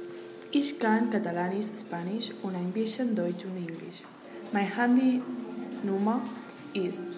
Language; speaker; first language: German; non-native, learner; Catalan